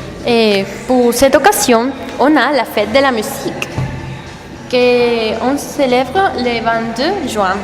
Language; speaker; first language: French; non-native, learner; Spanish